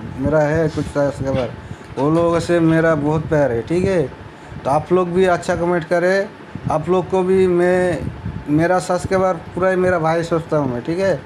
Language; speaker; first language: Hindi; non-native, local second language; Bangla